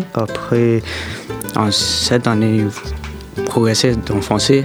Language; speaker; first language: French; non-native, learner; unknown